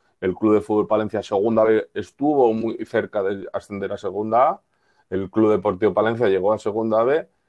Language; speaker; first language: Spanish; native; Spanish